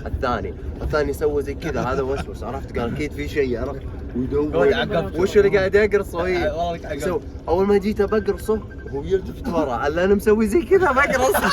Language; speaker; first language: Arabic; native; Arabic